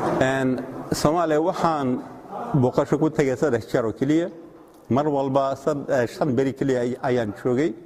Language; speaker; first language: Somali; non-native, fluent; Russian